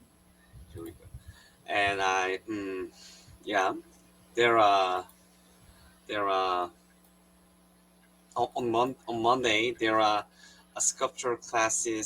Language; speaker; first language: English; non-native, learner; Korean